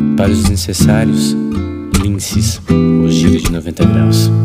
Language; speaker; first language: French; non-native, fluent; Portuguese